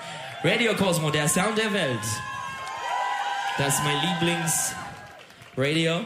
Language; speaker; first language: German; non-native, learner; Turkish